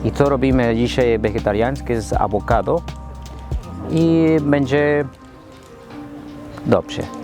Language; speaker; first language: Polish; non-native, learner; Spanish